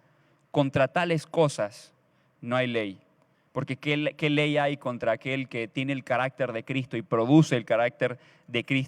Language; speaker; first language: Spanish; native; Spanish